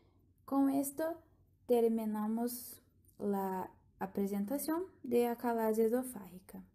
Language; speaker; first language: Portuguese; non-native, learner; Spanish